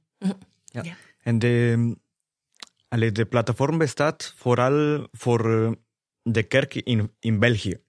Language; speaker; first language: Dutch; non-native, fluent; Spanish